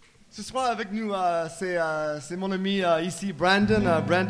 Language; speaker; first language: French; non-native, learner; English